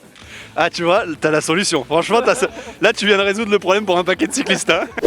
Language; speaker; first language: French; native; French